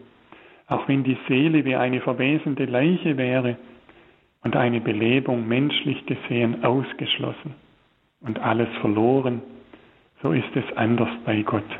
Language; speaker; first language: German; native; German